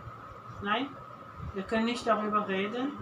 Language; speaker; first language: German; non-native, fluent; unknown